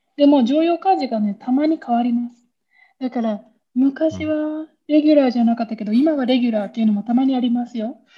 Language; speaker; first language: Japanese; native; Japanese